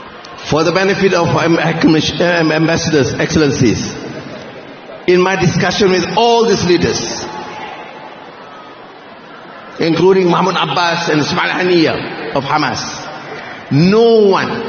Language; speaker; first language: English; non-native, local second language; Malay